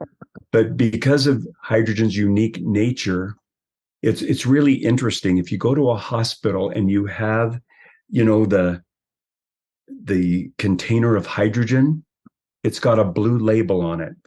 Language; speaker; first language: English; native; English